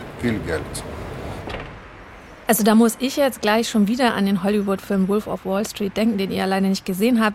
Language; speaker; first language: German; native; German